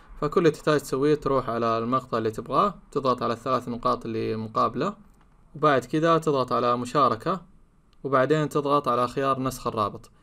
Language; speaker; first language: Arabic; native; Arabic